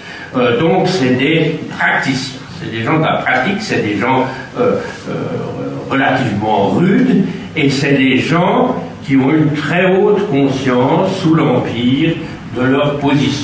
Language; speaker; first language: French; native; French